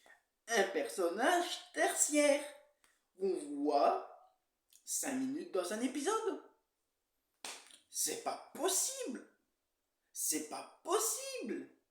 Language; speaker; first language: French; native; French